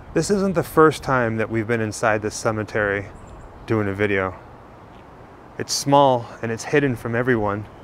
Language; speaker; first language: English; native; English